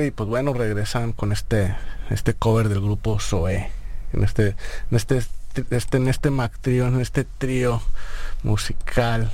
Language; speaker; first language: Spanish; native; Spanish